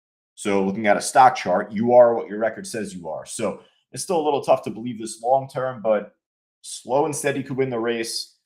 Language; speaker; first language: English; native; English